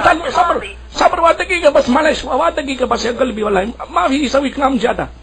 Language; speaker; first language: Arabic; non-native, learner; Urdu